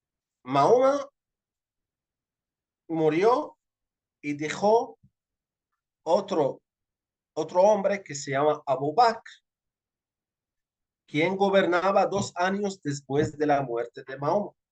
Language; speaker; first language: Spanish; non-native, fluent; Arabic